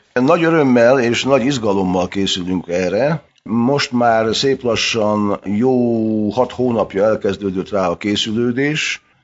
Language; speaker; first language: Hungarian; early bilingual, heritage; Hungarian